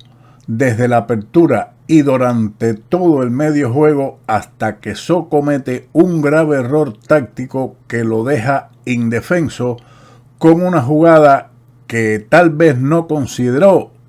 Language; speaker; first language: Spanish; native; Spanish